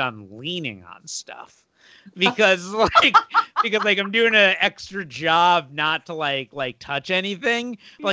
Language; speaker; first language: English; native; English